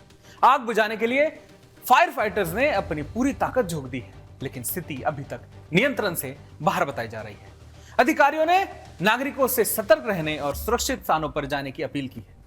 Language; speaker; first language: Hindi; native; Hindi